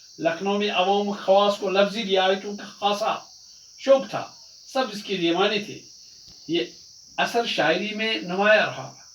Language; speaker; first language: Urdu; native; Urdu